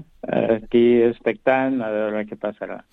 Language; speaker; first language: Catalan; non-native, fluent; Kabuverdianu